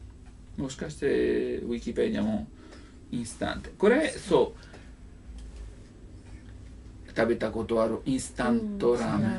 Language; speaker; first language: Japanese; non-native, learner; Italian